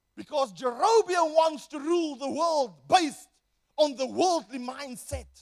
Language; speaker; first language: English; non-native, local second language; Afrikaans